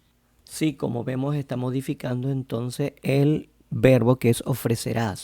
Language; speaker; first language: Spanish; native; Spanish